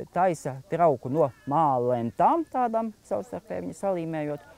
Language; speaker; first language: Latvian; native; Latvian